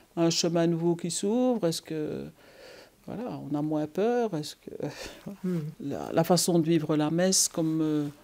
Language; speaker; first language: French; native; French